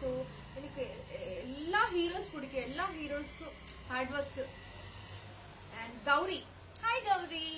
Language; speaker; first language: Tamil; non-native, learner; Telugu